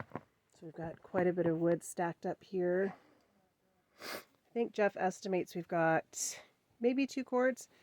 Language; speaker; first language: English; native; English